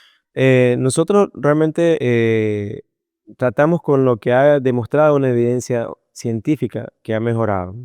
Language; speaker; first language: Spanish; native; Spanish